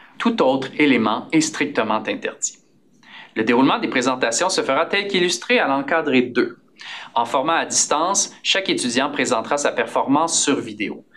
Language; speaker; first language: French; native; French